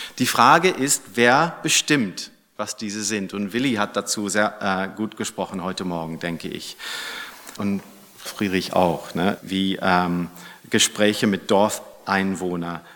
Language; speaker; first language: German; non-native, fluent; English